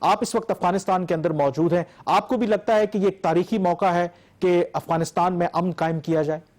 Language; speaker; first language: Urdu; native; Urdu